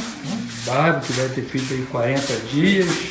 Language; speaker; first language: Portuguese; native; Portuguese